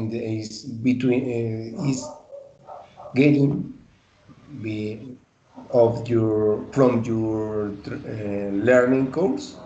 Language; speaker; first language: English; non-native, learner; Spanish